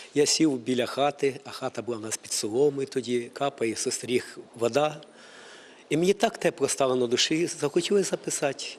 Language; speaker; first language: Ukrainian; native; Ukrainian